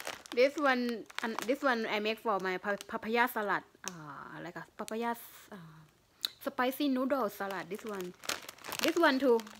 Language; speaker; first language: English; non-native, learner; Thai